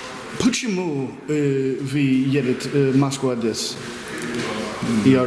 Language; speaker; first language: Russian; non-native, learner; English